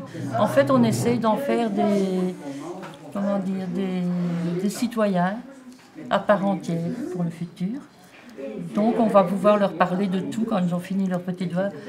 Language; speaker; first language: French; native; French